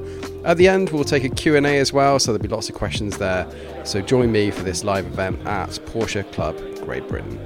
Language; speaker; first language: English; native; English